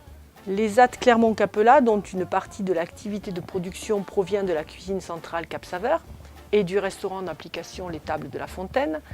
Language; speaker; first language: French; native; French